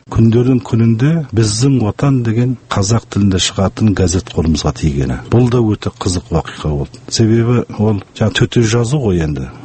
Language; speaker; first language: Kazakh; early bilingual, heritage; Kazakh